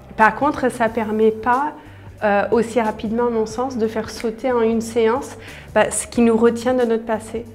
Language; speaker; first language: French; non-native, fluent; English